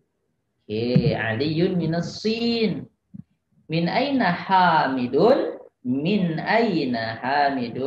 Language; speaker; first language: Arabic; non-native, fluent; Indonesian